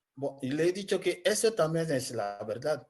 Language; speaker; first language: Spanish; non-native, learner; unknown